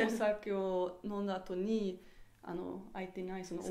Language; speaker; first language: Japanese; non-native, learner; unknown